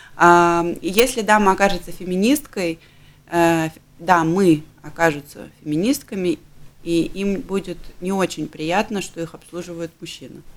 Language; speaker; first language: Russian; native; Russian